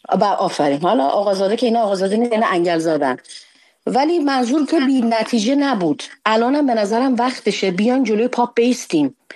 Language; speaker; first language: Persian; native; Persian